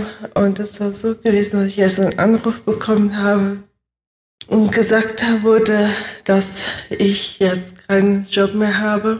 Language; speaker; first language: German; early bilingual, other home language; Russian